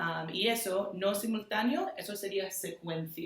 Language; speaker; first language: Spanish; non-native, fluent; English